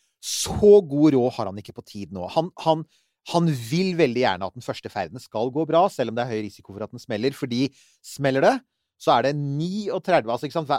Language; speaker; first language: Norwegian; native; Norwegian